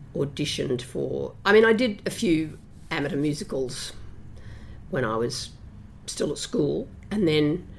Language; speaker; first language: English; native; English